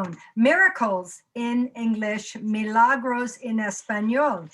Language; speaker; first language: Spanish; non-native, learner; English